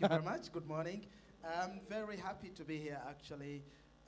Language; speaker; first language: English; non-native, local second language; Ganda